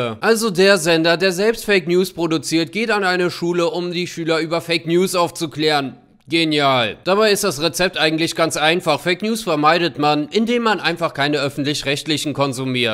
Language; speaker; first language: German; native; German